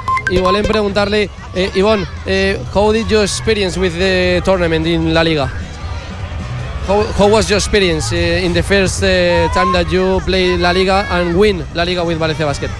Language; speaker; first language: English; non-native, learner; Catalan